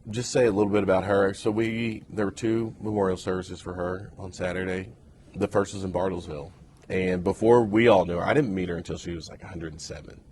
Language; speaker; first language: English; native; English